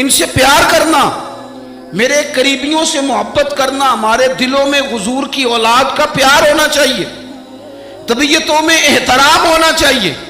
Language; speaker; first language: Urdu; non-native, local second language; Punjabi